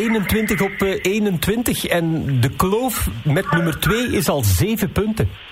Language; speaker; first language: Dutch; native; Dutch